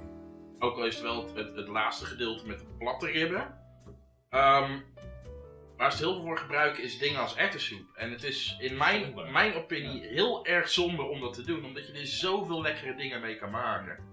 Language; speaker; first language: Dutch; native; Dutch